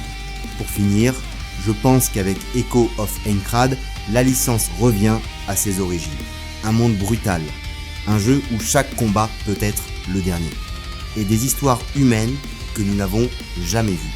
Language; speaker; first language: French; native; French